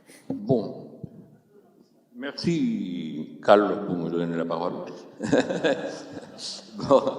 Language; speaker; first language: French; non-native, fluent; Spanish